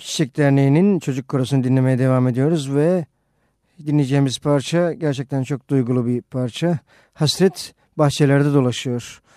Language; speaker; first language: Turkish; native; Turkish